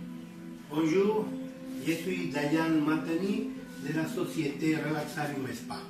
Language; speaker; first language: French; non-native, learner; Spanish